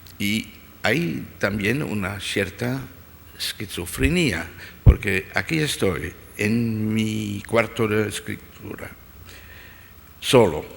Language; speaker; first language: Spanish; non-native, fluent; Dutch